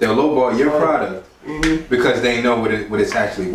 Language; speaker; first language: English; native; English